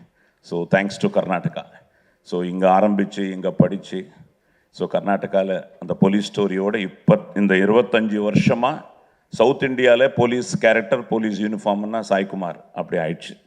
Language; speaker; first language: Tamil; non-native, local second language; Telugu